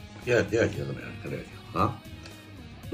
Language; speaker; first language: Chinese; native; Chinese